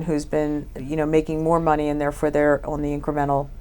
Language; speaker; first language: English; native; English